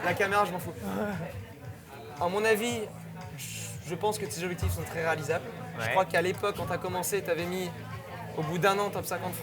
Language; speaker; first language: French; native; French